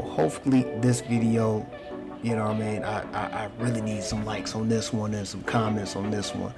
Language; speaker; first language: English; native; English